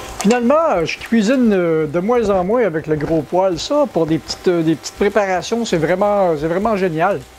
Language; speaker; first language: French; native; French